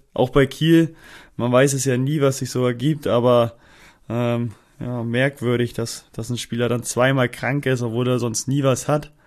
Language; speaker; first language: German; native; German